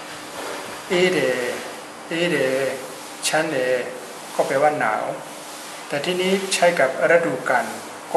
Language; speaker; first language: Thai; non-native, fluent; Burmese